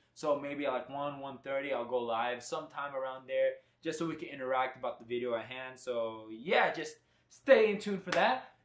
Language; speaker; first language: English; early bilingual, other home language; Spanish